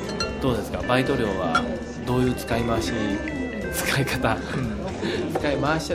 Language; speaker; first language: Japanese; native; Japanese